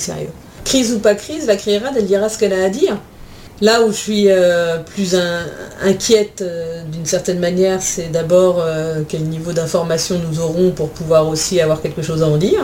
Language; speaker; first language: French; native; French